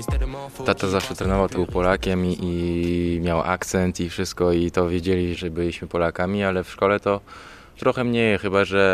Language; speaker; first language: Polish; early bilingual, heritage; French